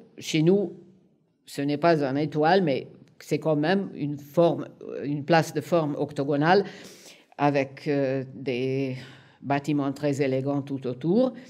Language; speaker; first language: French; non-native, fluent; Hungarian